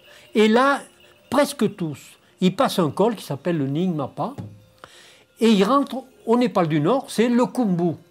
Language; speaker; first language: French; native; French